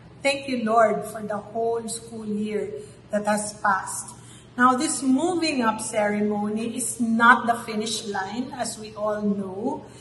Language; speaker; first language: English; non-native, local second language; Filipino